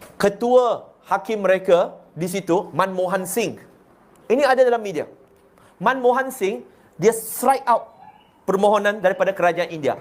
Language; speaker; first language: Malay; non-native, local second language; Chinese